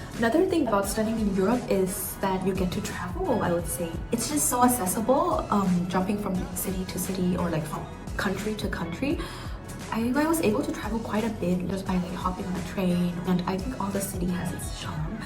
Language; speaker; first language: English; non-native, fluent; Thai